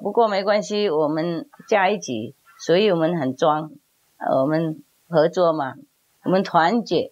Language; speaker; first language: Chinese; non-native, fluent; Vietnamese